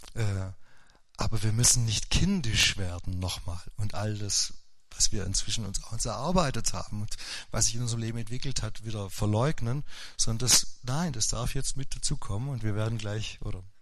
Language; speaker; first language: German; native; German